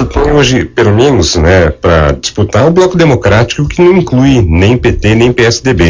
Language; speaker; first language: Portuguese; native; Portuguese